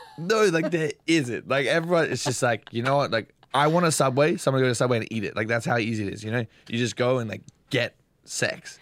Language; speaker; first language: English; native; English